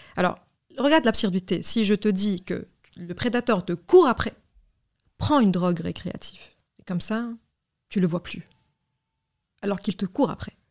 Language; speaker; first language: French; non-native, local second language; Arabic